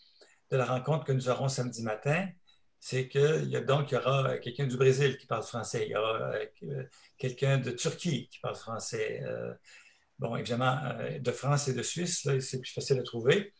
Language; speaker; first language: French; native; French